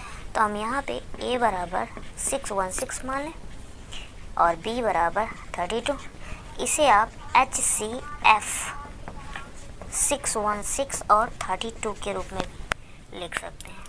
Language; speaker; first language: Hindi; native; Hindi